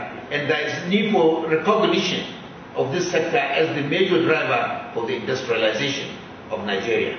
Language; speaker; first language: English; non-native, local second language; Hausa